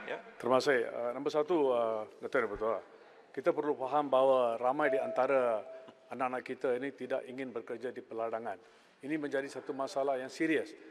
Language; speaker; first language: Malay; non-native, local second language; Tamil